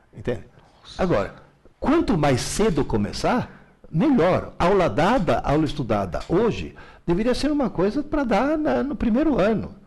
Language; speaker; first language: Portuguese; early bilingual, other home language; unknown